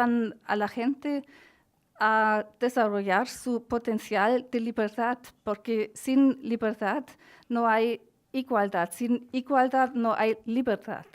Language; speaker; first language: Spanish; non-native, fluent; German